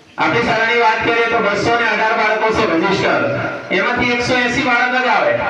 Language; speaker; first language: Gujarati; native; Gujarati